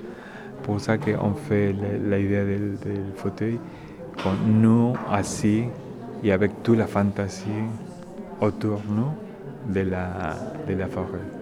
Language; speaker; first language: French; non-native, learner; Spanish